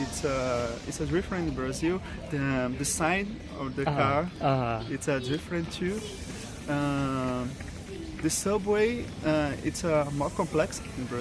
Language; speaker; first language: English; non-native, learner; Portuguese